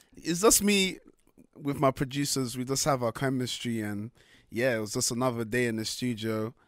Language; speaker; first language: English; native; English